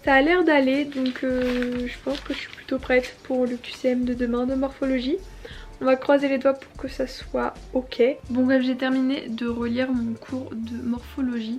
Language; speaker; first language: French; native; French